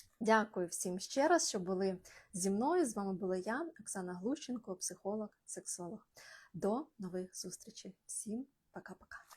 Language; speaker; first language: Ukrainian; non-native, local second language; Russian